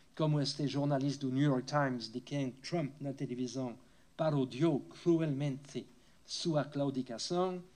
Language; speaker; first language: Portuguese; non-native, fluent; French